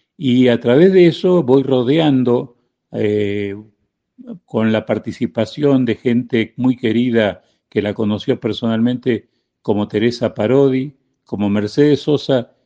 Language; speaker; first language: Spanish; native; Spanish